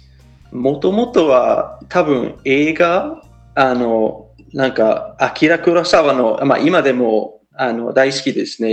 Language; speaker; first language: Japanese; non-native, fluent; English